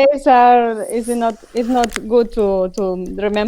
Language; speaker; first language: English; non-native, learner; Spanish